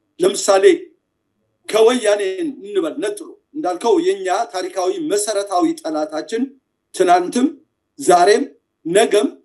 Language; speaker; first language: Amharic; native; Amharic